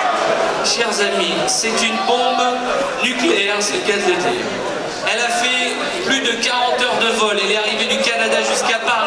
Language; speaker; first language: French; native; French